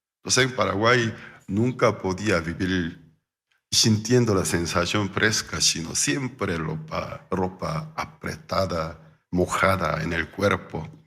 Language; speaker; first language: Spanish; non-native, fluent; Korean